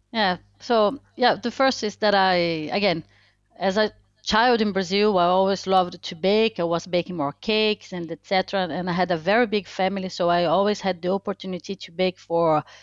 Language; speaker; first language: English; non-native, fluent; Portuguese